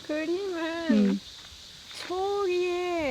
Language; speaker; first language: Korean; non-native, learner; French